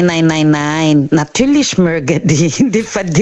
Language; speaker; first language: German; non-native, fluent; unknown